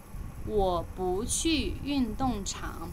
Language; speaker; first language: Chinese; non-native, fluent; Lao